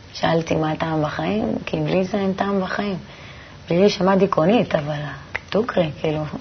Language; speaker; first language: Hebrew; native; Hebrew